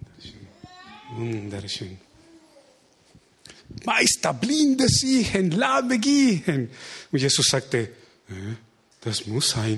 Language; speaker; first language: German; non-native, fluent; Spanish